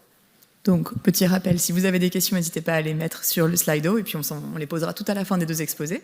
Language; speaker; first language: French; native; French